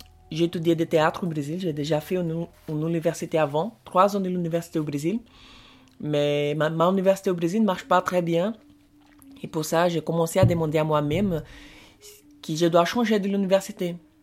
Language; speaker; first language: French; non-native, learner; Portuguese